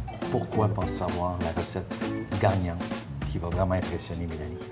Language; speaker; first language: French; native; French